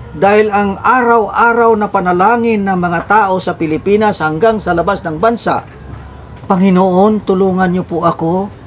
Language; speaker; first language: Filipino; non-native, local second language; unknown